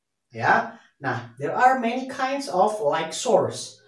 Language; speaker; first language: English; non-native, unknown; Indonesian